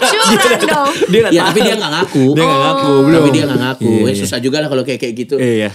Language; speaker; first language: Indonesian; native; Indonesian